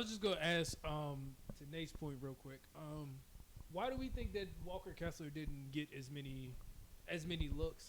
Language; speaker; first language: English; native; English